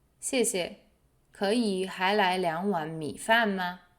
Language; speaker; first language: Chinese; non-native, fluent; Polish